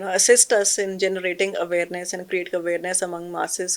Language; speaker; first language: English; non-native, local second language; Punjabi